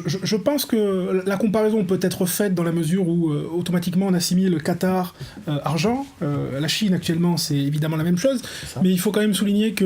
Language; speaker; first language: French; native; French